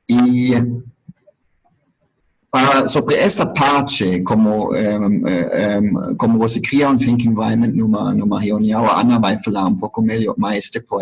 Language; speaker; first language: Portuguese; non-native, fluent; German